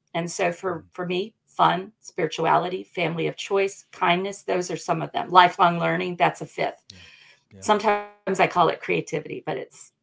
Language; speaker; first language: English; native; English